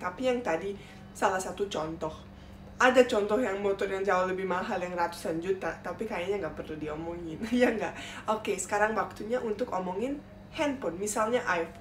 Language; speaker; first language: Indonesian; non-native, fluent; Bosnian